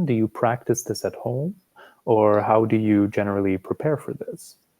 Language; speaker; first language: English; non-native, fluent; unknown